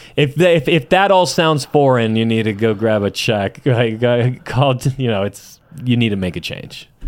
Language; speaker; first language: English; native; English